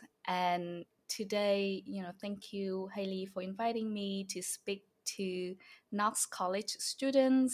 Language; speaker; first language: English; non-native, fluent; Vietnamese